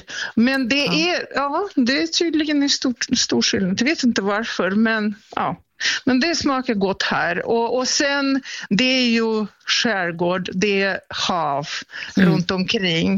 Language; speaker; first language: Swedish; non-native, fluent; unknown